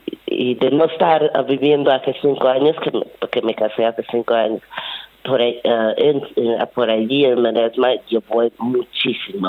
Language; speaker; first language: Spanish; non-native, fluent; English